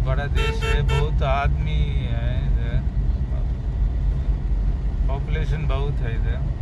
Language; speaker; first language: Hindi; non-native, local second language; Malayalam